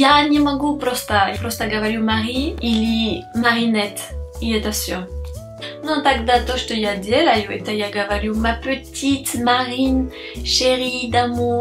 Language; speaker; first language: Russian; non-native, fluent; French